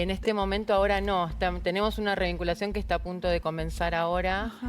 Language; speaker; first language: Spanish; native; Spanish